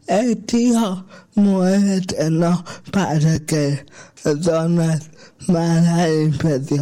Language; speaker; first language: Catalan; non-native, local second language; Spanish